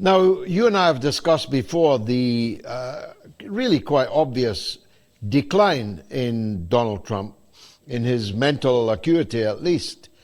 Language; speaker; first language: English; native; English